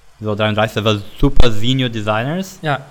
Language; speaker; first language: German; non-native, learner; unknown